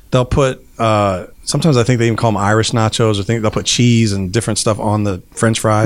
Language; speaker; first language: English; native; English